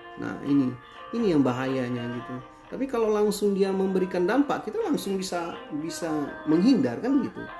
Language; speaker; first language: Indonesian; native; Indonesian